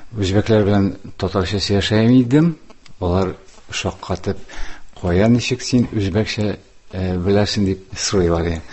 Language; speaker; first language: Tatar; non-native, local second language; Udmurt